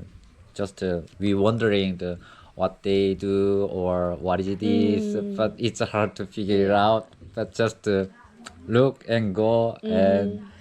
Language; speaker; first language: English; non-native, learner; Korean